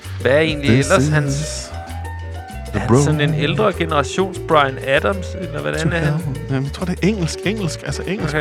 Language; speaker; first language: Danish; native; Danish